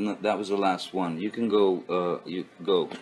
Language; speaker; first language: English; native; English